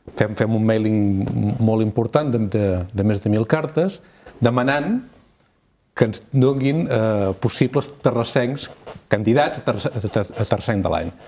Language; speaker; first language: Catalan; native; Catalan